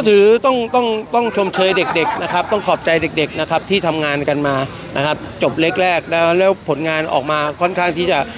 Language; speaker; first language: Thai; native; Thai